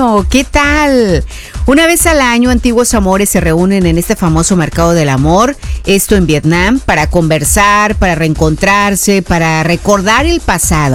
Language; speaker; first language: Spanish; native; Spanish